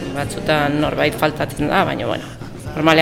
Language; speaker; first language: Basque; non-native, learner; Spanish